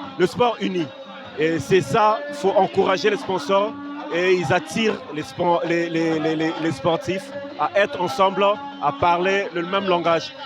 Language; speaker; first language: French; non-native, local second language; Lingala